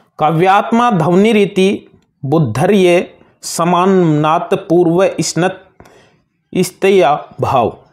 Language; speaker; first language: Hindi; native; Hindi